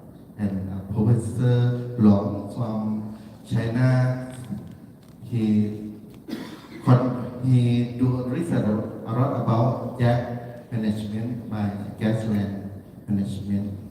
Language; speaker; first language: English; non-native, learner; Thai